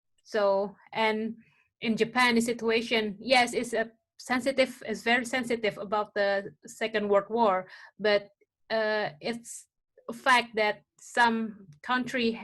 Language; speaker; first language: English; non-native, local second language; Indonesian